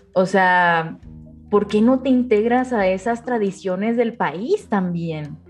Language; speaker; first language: Spanish; native; Spanish